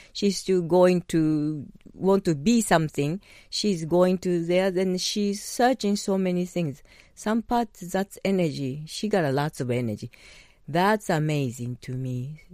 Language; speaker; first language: English; non-native, learner; Japanese